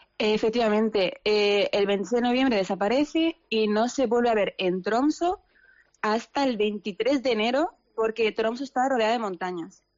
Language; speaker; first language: Spanish; early bilingual, other home language; Arabic